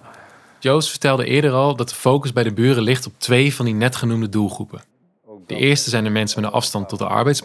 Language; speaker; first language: Dutch; native; Dutch